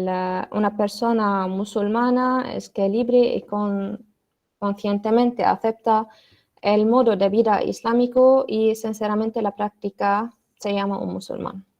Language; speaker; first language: Spanish; non-native, learner; Arabic